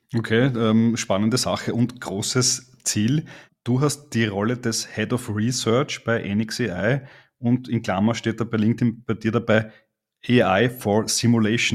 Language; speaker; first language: German; native; German